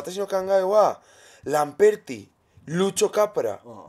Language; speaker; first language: Japanese; non-native, learner; Spanish